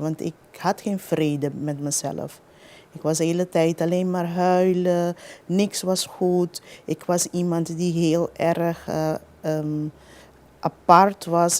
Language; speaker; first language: Dutch; non-native, local second language; Papiamento